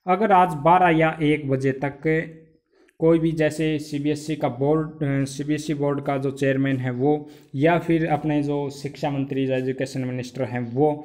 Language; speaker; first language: Hindi; native; Hindi